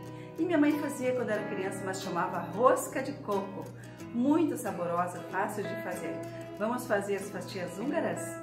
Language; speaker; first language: Portuguese; native; Portuguese